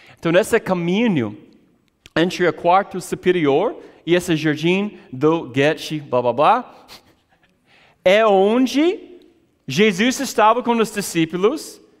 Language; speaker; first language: Portuguese; non-native, fluent; English